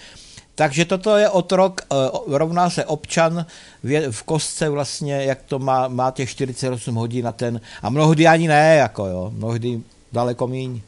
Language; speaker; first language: Czech; native; Czech